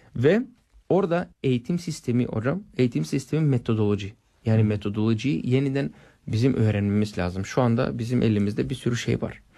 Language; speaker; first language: Turkish; non-native, fluent; English